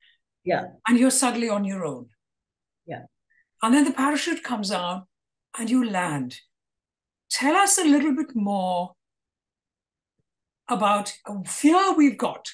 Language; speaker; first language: English; non-native, local second language; Malayalam